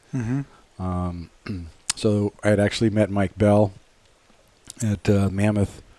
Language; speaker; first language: English; native; English